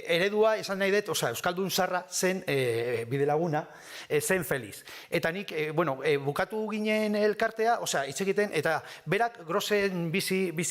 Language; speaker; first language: Basque; non-native, local second language; Spanish